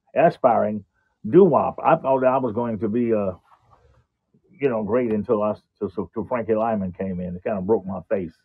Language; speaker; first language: English; native; English